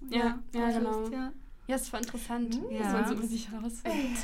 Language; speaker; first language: German; native; German